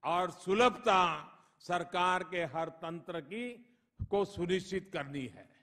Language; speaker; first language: Hindi; non-native, local second language; Gujarati